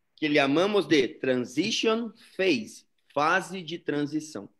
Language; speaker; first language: Spanish; non-native, learner; Portuguese